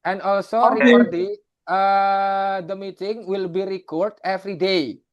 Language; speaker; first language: English; non-native, fluent; Indonesian